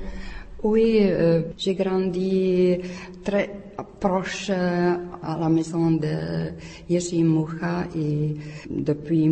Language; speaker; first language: French; non-native, learner; Czech